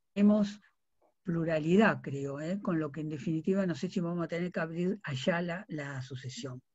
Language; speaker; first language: Spanish; native; Spanish